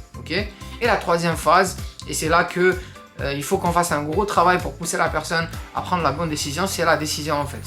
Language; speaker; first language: French; native; French